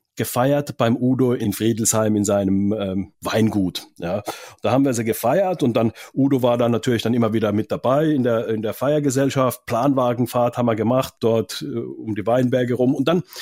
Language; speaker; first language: German; non-native, fluent; Finnish